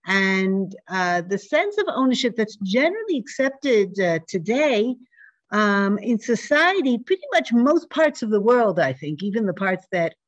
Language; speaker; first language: English; native; English